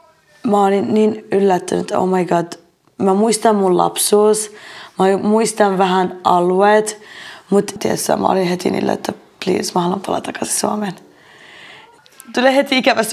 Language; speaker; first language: Finnish; non-native, fluent; Arabic